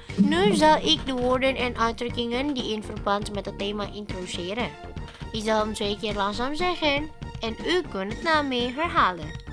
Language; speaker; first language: Dutch; non-native, fluent; Indonesian